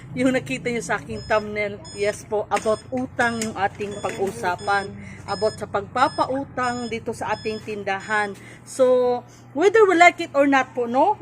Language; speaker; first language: Filipino; native; Filipino